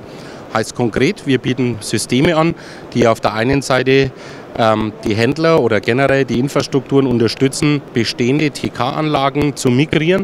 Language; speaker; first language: German; native; German